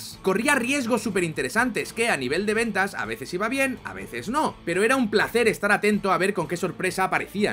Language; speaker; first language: Spanish; native; Spanish